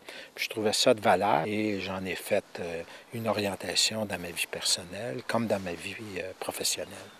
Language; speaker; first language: French; native; French